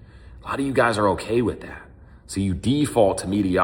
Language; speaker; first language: English; native; English